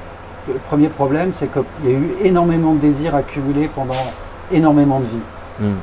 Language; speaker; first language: French; native; French